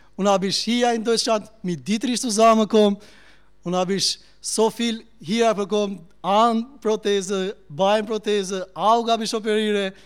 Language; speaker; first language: German; non-native, learner; Albanian